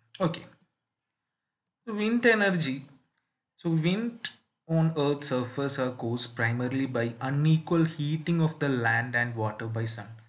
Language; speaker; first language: English; non-native, local second language; Malayalam